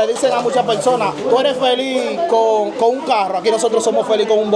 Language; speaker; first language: Spanish; native; Spanish